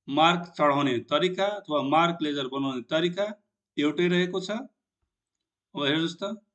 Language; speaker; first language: Nepali; non-native, local second language; Maithili